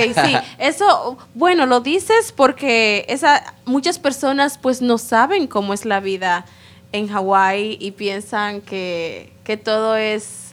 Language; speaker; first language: Spanish; non-native, learner; English